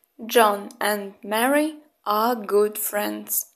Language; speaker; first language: English; non-native, fluent; Russian